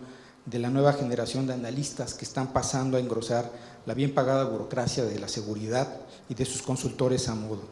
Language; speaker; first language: Spanish; native; Spanish